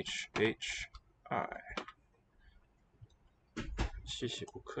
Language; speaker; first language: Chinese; non-native, learner; English